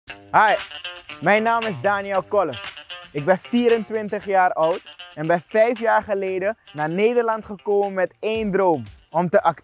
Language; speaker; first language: Dutch; non-native, fluent; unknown